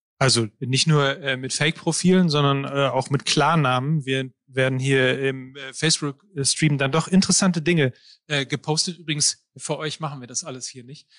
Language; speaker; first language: German; native; German